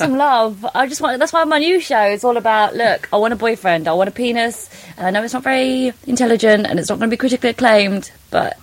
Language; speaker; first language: English; non-native, local second language; Polish